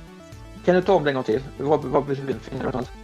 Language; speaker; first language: Swedish; native; Swedish